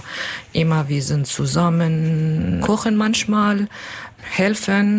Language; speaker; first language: German; non-native, learner; Kurdish